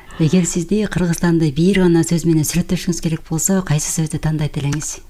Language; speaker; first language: Kyrgyz; native; Kyrgyz